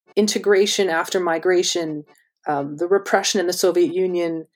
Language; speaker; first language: English; native; English